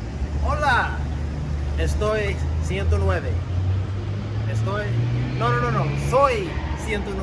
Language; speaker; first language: Spanish; non-native, learner; English